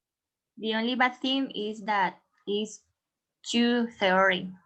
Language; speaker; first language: English; non-native, learner; Spanish